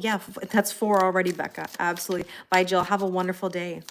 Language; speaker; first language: English; native; English